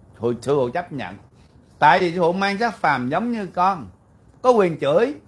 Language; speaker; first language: Vietnamese; early bilingual, heritage; Vietnamese